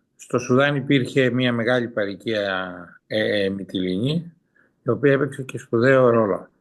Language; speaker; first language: Greek; early bilingual, heritage; Greek